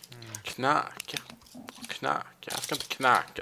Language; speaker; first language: Swedish; native; Swedish